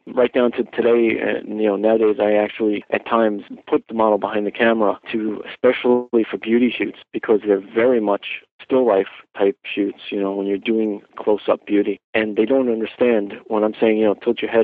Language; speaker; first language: English; native; English